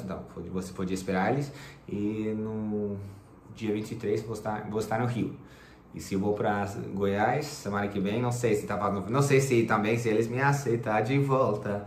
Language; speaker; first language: Portuguese; non-native, fluent; English